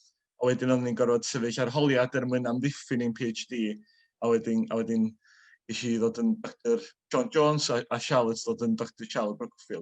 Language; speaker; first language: Welsh; native; Welsh